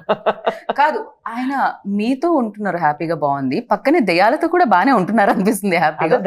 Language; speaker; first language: Telugu; native; Telugu